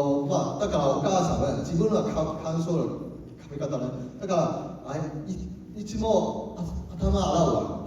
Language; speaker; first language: Japanese; non-native, learner; Cantonese